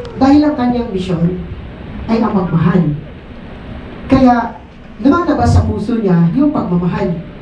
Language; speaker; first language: Filipino; native; Filipino